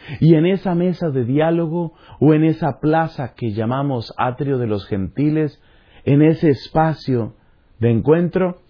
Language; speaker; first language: Spanish; native; Spanish